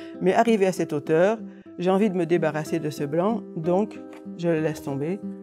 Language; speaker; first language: French; non-native, fluent; Hungarian